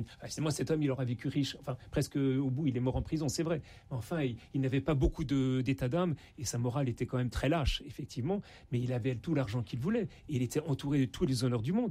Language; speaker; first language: French; native; French